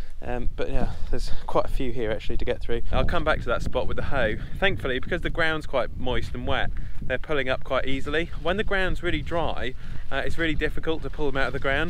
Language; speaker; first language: English; native; English